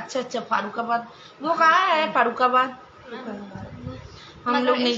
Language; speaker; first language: Hindi; non-native, local second language; Bangla